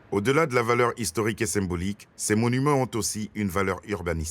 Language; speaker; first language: French; native; French